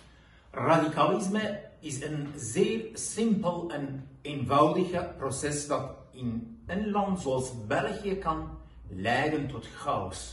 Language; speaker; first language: Dutch; non-native, fluent; Kurdish